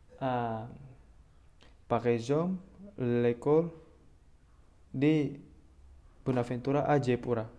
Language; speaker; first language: French; non-native, learner; Indonesian